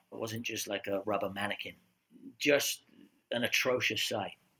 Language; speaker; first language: English; native; English